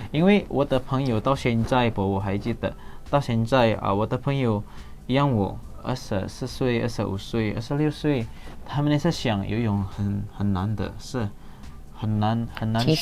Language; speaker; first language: Chinese; early bilingual, heritage; Indonesian